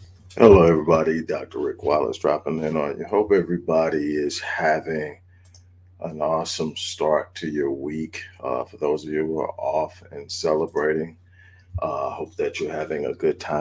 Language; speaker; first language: English; native; English